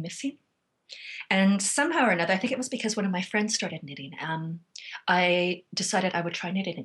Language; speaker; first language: English; native; English